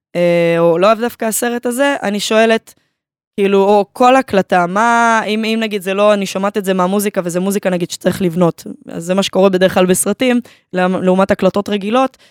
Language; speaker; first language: Hebrew; native; Hebrew